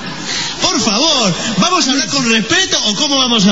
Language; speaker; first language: Spanish; native; Spanish